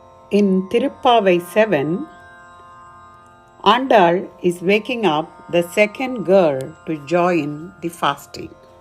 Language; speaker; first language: English; non-native, local second language; Tamil